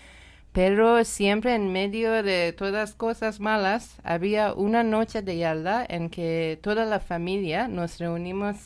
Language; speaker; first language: Spanish; non-native, learner; Persian